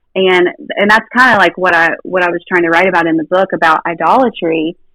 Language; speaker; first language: English; native; English